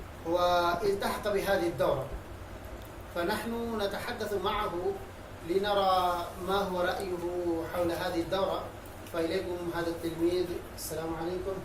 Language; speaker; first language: Arabic; non-native, fluent; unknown